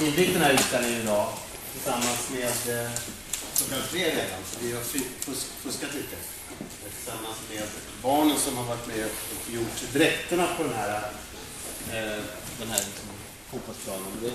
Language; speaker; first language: Swedish; native; Swedish